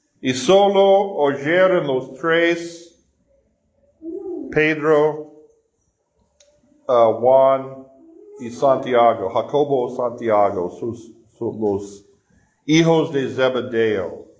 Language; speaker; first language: Spanish; non-native, fluent; English